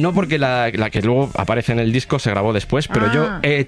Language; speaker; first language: Spanish; native; Spanish